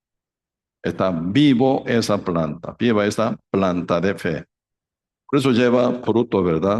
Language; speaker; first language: Spanish; non-native, fluent; Korean